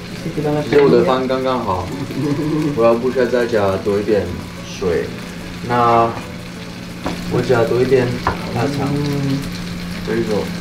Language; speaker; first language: Chinese; non-native, fluent; French